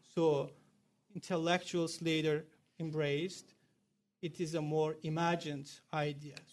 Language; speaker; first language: English; non-native, fluent; Turkish